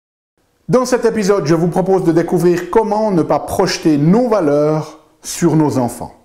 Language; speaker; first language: French; native; French